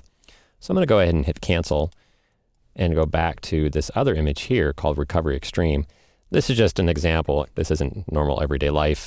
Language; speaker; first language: English; native; English